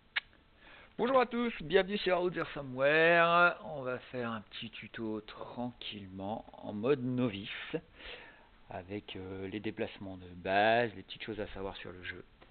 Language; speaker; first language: French; native; French